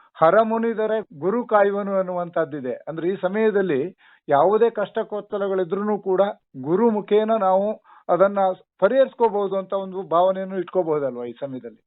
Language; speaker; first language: Kannada; native; Kannada